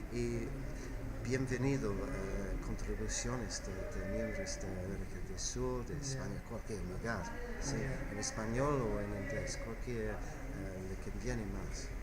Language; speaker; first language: Spanish; non-native, fluent; English